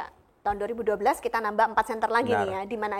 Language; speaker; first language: Indonesian; native; Indonesian